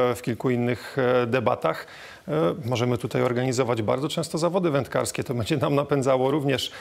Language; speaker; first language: Polish; native; Polish